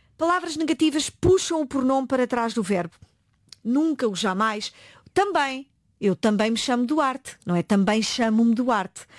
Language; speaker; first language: Portuguese; native; Portuguese